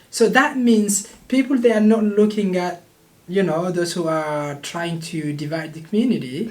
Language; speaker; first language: English; non-native, fluent; Oromo